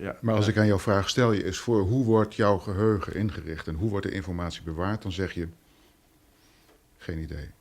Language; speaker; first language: Dutch; native; Dutch